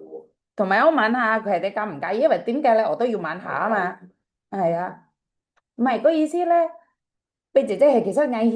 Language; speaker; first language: Cantonese; non-native, fluent; Javanese